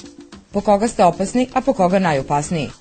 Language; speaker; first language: Serbian; native; Serbian